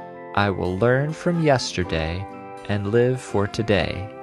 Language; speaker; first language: English; native; English